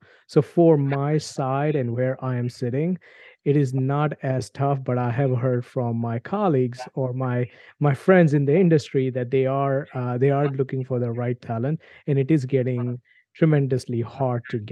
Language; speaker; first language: English; non-native, local second language; Gujarati